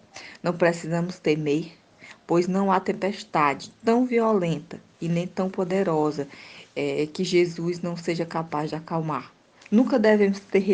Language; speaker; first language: Portuguese; native; Portuguese